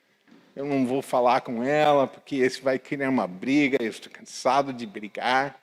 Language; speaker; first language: Portuguese; non-native, fluent; English